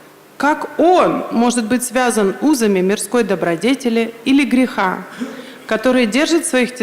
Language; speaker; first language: Russian; native; Russian